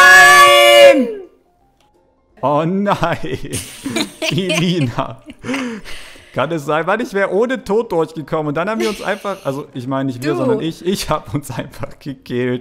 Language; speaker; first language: German; native; German